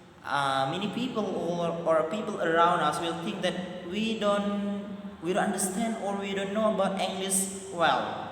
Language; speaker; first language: English; non-native, learner; Madurese